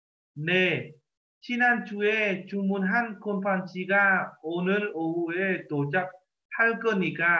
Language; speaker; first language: Korean; non-native, fluent; Vietnamese